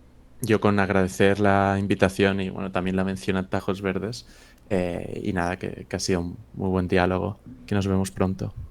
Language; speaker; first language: Spanish; native; Spanish